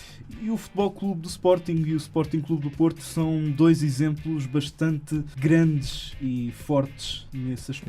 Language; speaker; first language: Portuguese; native; Portuguese